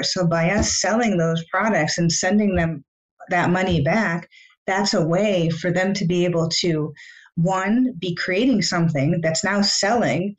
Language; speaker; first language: English; native; English